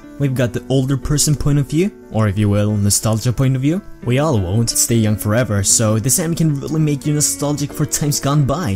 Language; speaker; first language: English; native; English